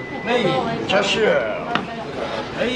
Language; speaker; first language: Japanese; native; Japanese